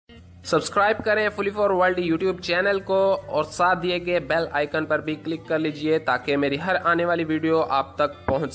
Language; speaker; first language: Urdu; non-native, local second language; Punjabi